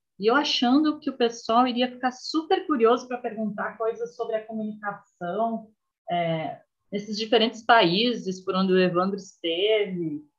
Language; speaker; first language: Portuguese; native; Portuguese